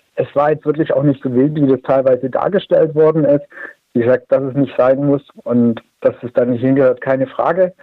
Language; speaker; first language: German; native; German